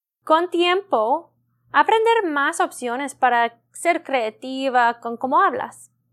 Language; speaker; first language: Spanish; non-native, learner; English